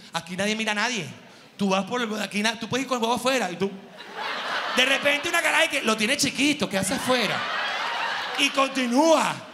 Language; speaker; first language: Spanish; native; Spanish